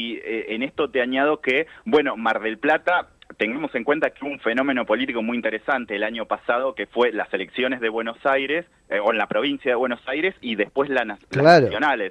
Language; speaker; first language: Spanish; native; Spanish